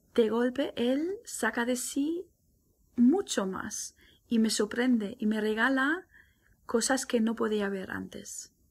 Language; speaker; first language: Spanish; non-native, fluent; German